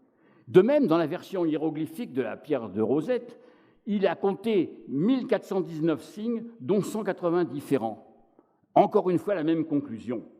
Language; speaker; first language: French; native; French